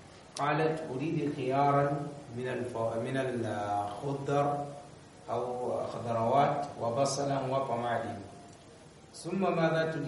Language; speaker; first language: Arabic; non-native, fluent; Hausa